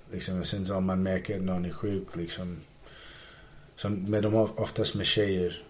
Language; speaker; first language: Swedish; early bilingual, heritage; Swedish